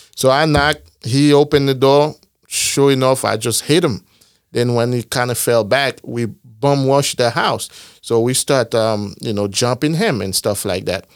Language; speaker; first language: English; non-native, fluent; Haitian Creole